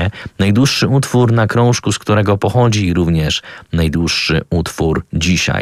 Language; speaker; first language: Polish; native; Polish